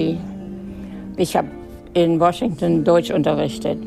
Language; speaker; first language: German; native; German